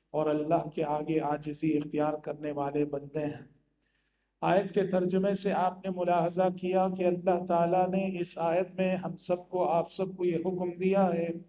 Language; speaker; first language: Urdu; native; Urdu